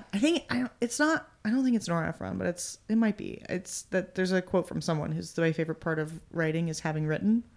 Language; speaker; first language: English; native; English